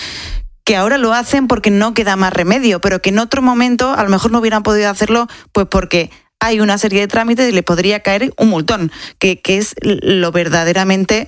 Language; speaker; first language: Spanish; native; Spanish